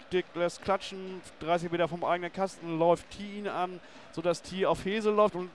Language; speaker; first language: German; native; German